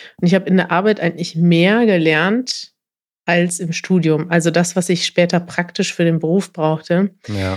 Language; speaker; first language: German; native; German